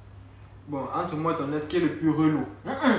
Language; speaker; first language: French; non-native, local second language; Haitian Creole